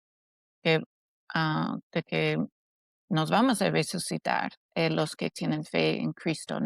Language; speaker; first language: Spanish; non-native, fluent; English